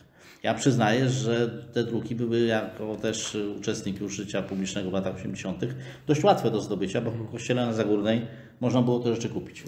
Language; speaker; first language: Polish; native; Polish